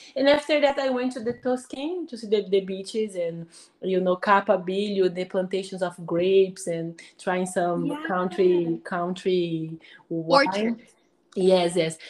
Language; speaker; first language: English; non-native, fluent; Portuguese